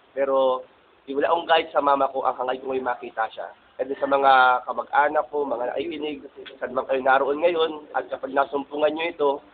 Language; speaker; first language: Filipino; native; Filipino